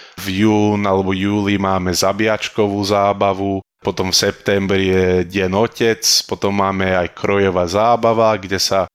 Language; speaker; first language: Slovak; early bilingual, heritage; Slovak